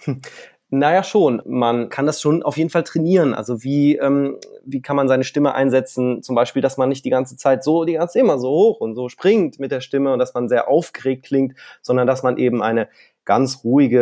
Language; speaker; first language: German; native; German